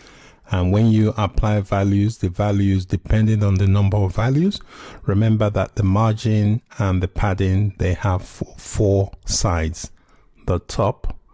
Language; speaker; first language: English; native; English